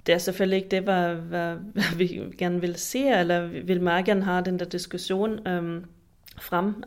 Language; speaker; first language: Danish; non-native, fluent; German